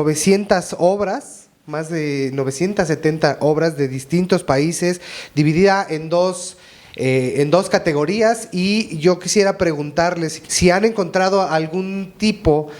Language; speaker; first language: Spanish; native; Spanish